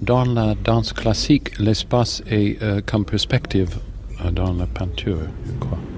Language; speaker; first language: French; non-native, learner; English